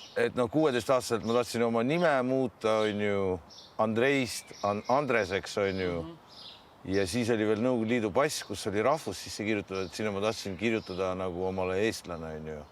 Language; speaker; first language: Estonian; non-native, local second language; Russian